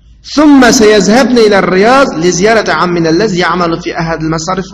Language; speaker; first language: Arabic; non-native, fluent; Uyghur